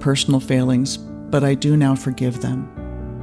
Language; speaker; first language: English; native; English